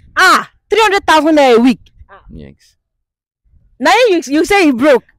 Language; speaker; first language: English; non-native, local second language; Igbo